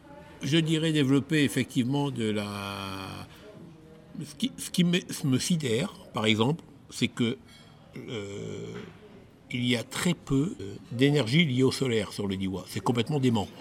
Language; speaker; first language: French; native; French